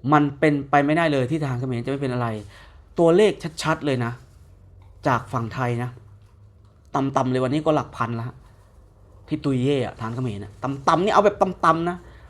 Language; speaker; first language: Thai; native; Thai